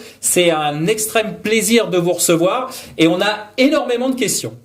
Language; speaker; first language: French; native; French